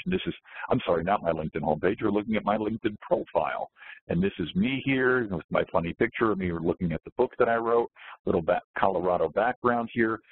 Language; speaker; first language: English; native; English